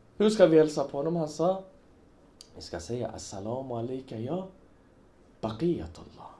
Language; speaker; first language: Swedish; early bilingual, other home language; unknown